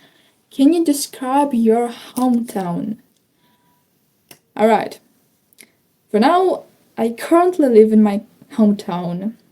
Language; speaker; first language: English; non-native, fluent; Ukrainian